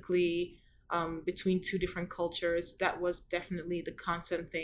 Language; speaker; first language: English; non-native, local second language; Igbo